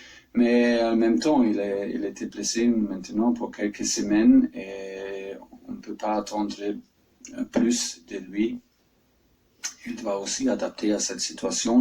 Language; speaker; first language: French; non-native, fluent; German